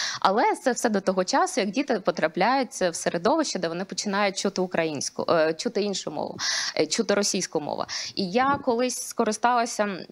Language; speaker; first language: Ukrainian; non-native, local second language; Russian